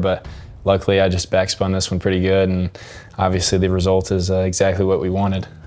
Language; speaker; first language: English; native; English